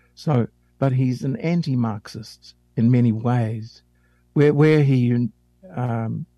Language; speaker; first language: English; native; English